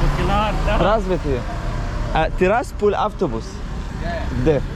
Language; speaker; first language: Russian; non-native, learner; Arabic